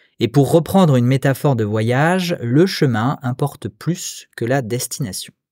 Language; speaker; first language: French; native; French